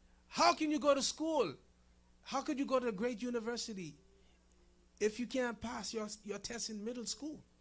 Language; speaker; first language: English; non-native, fluent; Haitian Creole